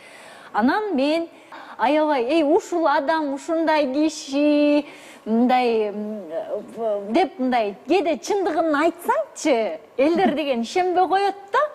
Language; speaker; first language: Kyrgyz; native; Kyrgyz